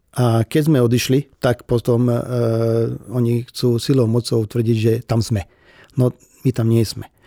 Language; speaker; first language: Slovak; non-native, local second language; Hungarian